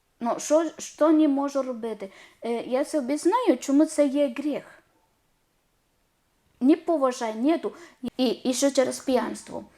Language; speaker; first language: Ukrainian; non-native, learner; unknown